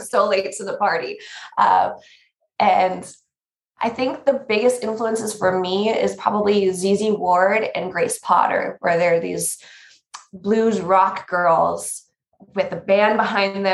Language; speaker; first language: English; native; English